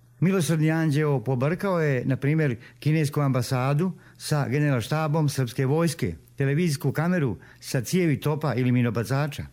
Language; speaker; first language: Serbian; native; Serbian